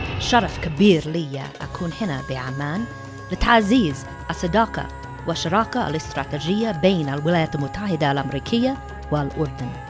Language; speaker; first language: Arabic; non-native, fluent; English